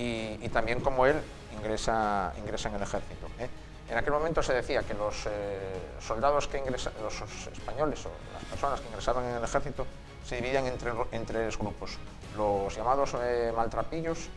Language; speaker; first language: Spanish; native; Spanish